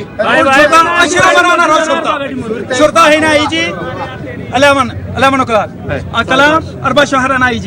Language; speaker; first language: Arabic; non-native, learner; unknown